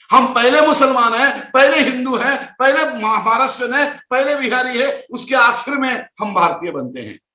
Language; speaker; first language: Hindi; non-native, local second language; Konkani